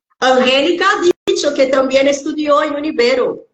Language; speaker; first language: Spanish; non-native, fluent; Portuguese